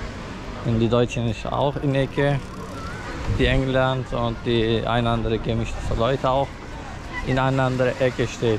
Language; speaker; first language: German; non-native, learner; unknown